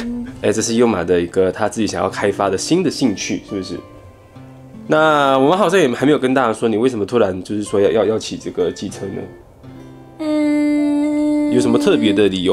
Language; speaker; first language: Chinese; native; Chinese